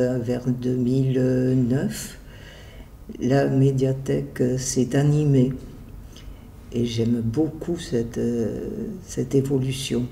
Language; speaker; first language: French; native; French